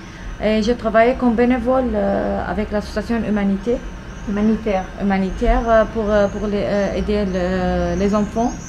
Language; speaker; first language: French; non-native, learner; Arabic